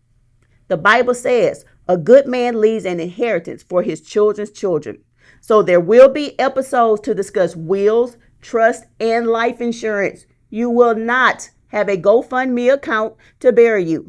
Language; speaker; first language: English; native; English